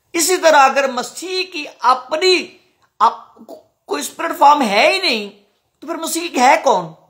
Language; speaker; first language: Urdu; non-native, local second language; Punjabi